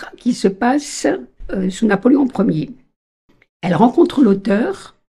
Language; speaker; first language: French; native; French